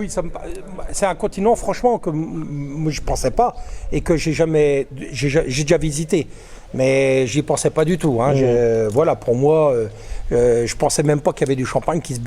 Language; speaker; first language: French; native; French